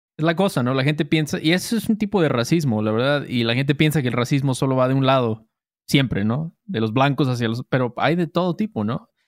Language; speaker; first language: Spanish; native; Spanish